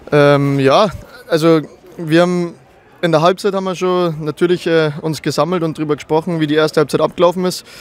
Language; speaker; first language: German; native; German